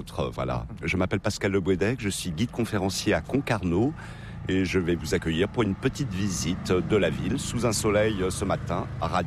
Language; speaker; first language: French; native; French